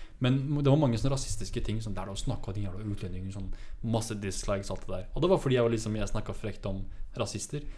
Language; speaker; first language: Norwegian; early bilingual, other home language; Kurdish